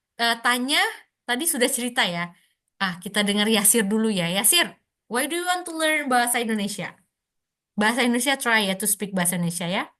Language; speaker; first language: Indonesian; native; Indonesian